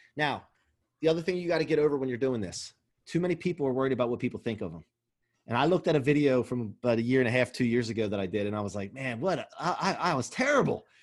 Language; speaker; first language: English; native; English